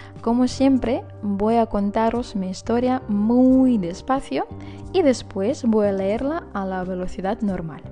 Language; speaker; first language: Spanish; non-native, fluent; Russian